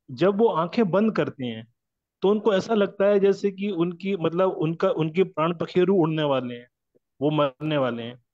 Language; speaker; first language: Hindi; non-native, local second language; Marathi